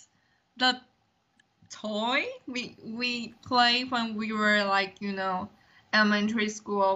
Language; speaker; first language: English; non-native, learner; Chinese